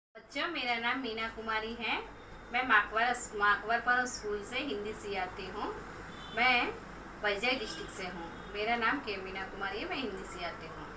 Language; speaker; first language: Hindi; non-native, local second language; Telugu